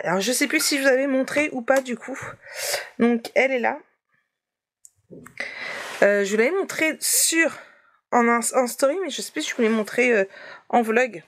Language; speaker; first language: French; native; French